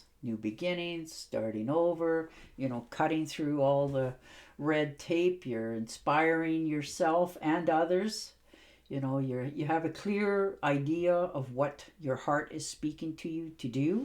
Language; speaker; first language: English; native; English